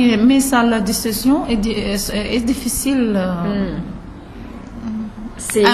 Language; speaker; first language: French; non-native, learner; Arabic